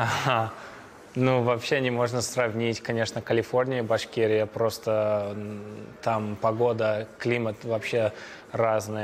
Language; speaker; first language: Russian; early bilingual, heritage; Russian